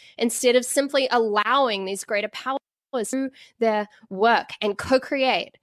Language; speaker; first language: English; native; English